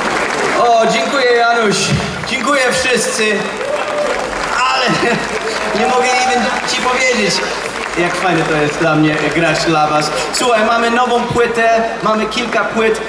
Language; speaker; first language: Polish; non-native, learner; English